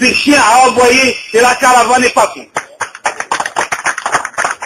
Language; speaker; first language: French; non-native, local second language; Arabic